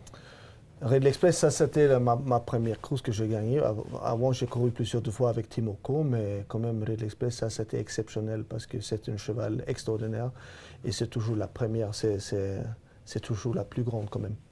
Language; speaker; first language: French; non-native, fluent; Swedish